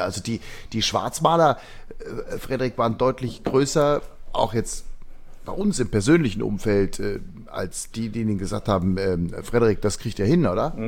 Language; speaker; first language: German; native; German